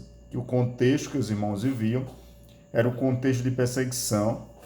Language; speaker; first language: Portuguese; native; Portuguese